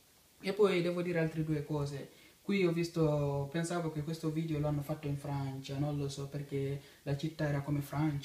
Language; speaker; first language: Italian; non-native, learner; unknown